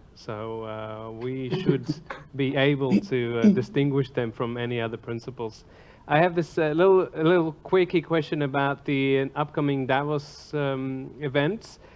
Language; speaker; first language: English; non-native, fluent; Latvian